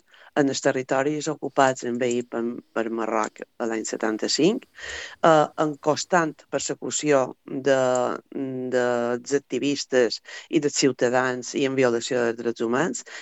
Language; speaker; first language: Catalan; native; Catalan